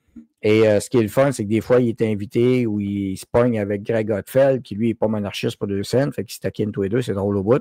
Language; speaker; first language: French; native; French